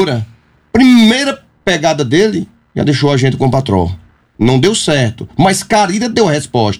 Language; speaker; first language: Portuguese; native; Portuguese